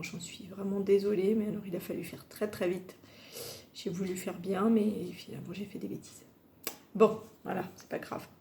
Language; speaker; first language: French; native; French